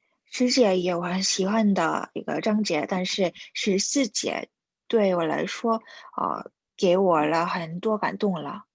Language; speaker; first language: Chinese; non-native, fluent; Korean